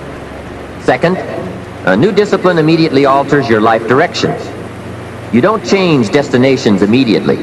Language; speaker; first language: English; native; English